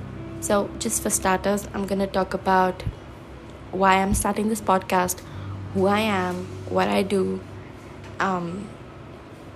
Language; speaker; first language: English; non-native, local second language; Hindi